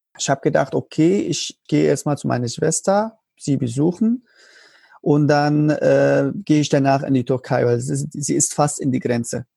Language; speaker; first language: German; non-native, learner; Arabic